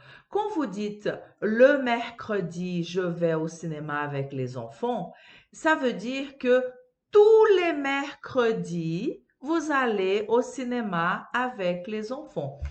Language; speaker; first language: French; non-native, fluent; Portuguese